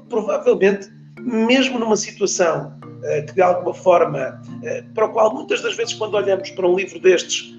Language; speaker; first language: Portuguese; native; Portuguese